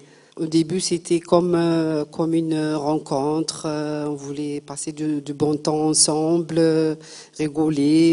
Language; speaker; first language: French; non-native, fluent; Arabic